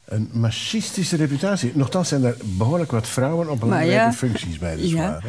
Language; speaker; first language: Dutch; native; Dutch